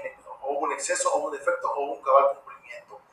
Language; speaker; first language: Spanish; native; Spanish